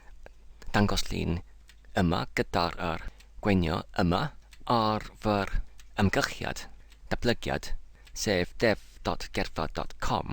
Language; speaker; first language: Welsh; non-native, fluent; English